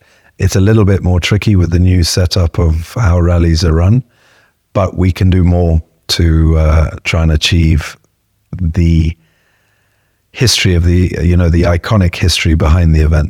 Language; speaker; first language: English; native; English